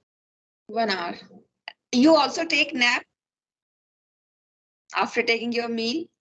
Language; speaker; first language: English; non-native, fluent; Hindi